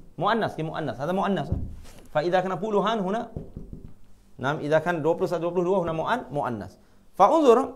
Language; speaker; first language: Arabic; non-native, fluent; Malay